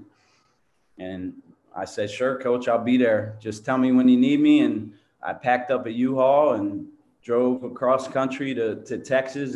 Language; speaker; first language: English; native; English